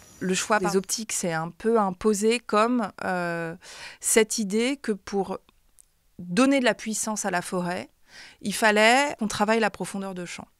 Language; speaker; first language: French; native; French